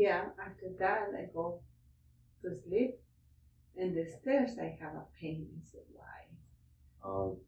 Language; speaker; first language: English; non-native, learner; Spanish